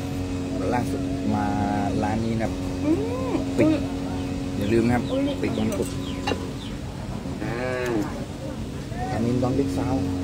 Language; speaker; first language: Thai; native; Thai